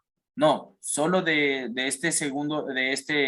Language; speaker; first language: Spanish; native; Spanish